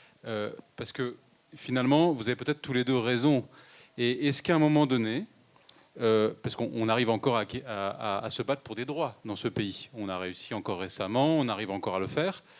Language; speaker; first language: French; native; French